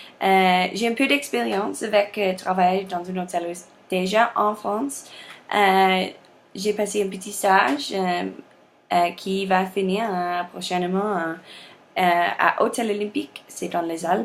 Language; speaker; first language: French; non-native, learner; English